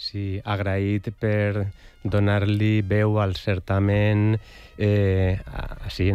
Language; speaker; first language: Catalan; non-native, local second language; Spanish